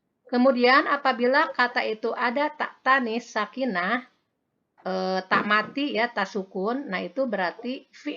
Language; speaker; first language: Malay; non-native, local second language; Sundanese